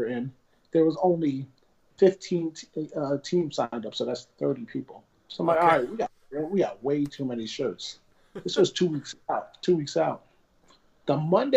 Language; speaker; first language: English; native; English